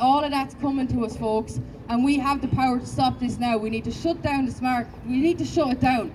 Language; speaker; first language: English; native; English